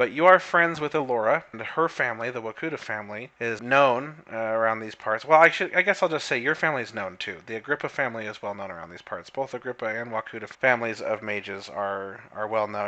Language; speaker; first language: English; native; English